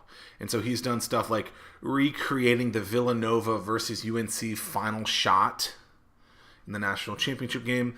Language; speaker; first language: English; native; English